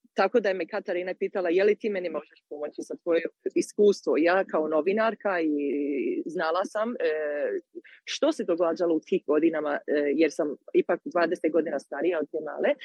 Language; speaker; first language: Croatian; early bilingual, heritage; Croatian